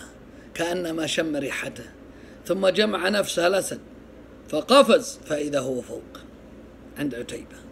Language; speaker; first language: Arabic; native; Arabic